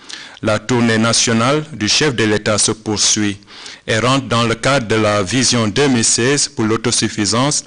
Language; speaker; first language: French; non-native, fluent; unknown